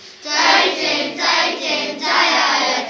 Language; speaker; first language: Chinese; non-native, learner; Nepali